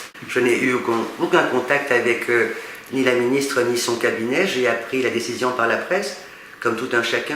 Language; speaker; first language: French; native; French